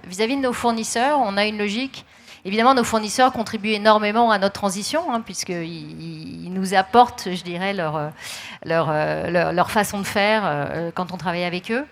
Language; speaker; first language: French; native; French